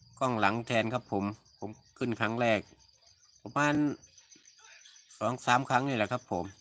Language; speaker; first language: Thai; native; Thai